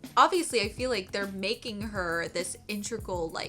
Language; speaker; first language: English; native; English